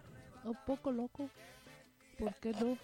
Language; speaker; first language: Spanish; native; Spanish